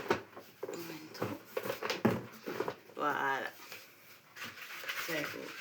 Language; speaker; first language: German; non-native, fluent; French